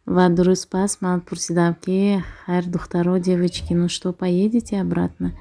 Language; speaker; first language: Russian; non-native, local second language; Tajik